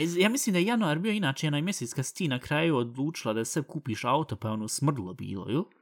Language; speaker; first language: Bosnian; early bilingual, heritage; Bosnian